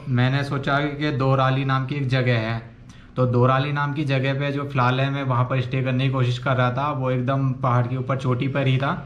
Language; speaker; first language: Hindi; native; Hindi